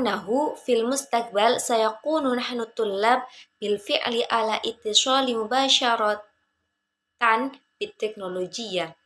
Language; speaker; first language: Arabic; non-native, learner; Indonesian